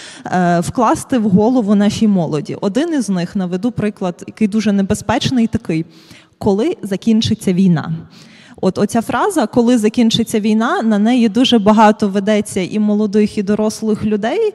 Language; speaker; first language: Ukrainian; native; Ukrainian